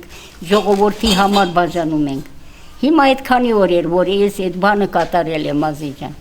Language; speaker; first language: Armenian; non-native, local second language; Assyrian Neo-Aramaic